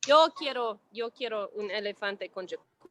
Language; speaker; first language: Spanish; non-native, learner; English